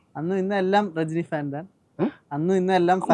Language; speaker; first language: Tamil; non-native, learner; Malayalam